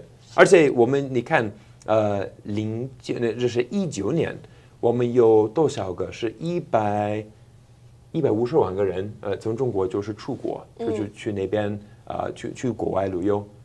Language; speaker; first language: Chinese; non-native, fluent; English